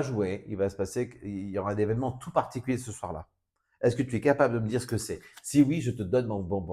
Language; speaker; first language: French; native; French